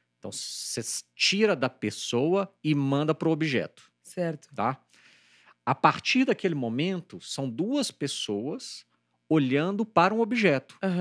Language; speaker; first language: Portuguese; native; Portuguese